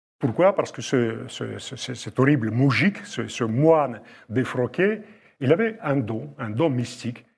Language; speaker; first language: French; non-native, fluent; Russian